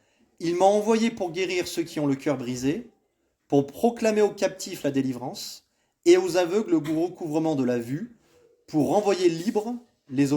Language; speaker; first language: French; native; French